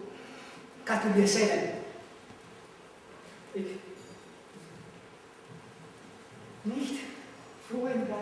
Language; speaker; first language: German; non-native, learner; Vietnamese